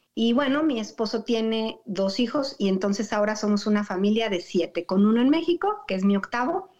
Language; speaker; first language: Spanish; native; Spanish